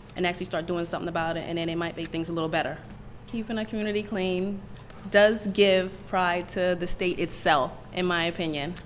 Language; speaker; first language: English; native; English